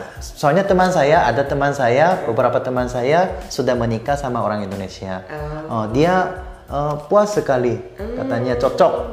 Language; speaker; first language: Indonesian; non-native, fluent; Korean